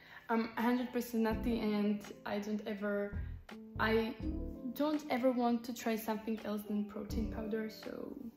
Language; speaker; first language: English; non-native, fluent; Slovak